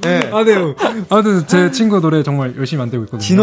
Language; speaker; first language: Korean; native; Korean